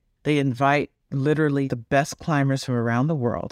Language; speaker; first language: English; native; English